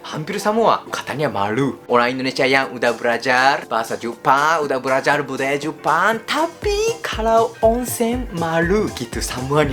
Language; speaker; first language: Indonesian; non-native, learner; Japanese